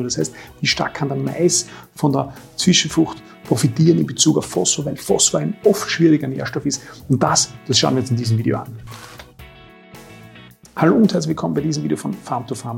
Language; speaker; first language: German; native; German